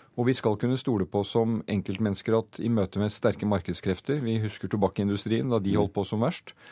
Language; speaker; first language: Norwegian; native; Norwegian